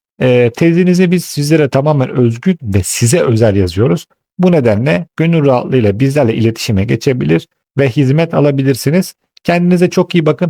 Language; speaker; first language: Turkish; native; Turkish